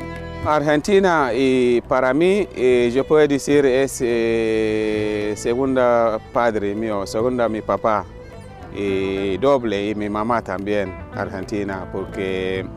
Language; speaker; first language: Spanish; non-native, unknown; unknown